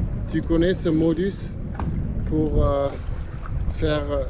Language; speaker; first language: French; non-native, learner; German